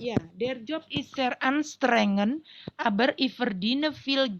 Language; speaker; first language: German; non-native, learner; Indonesian